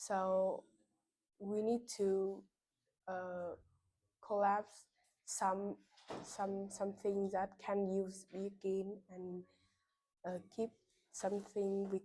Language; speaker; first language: English; non-native, learner; Vietnamese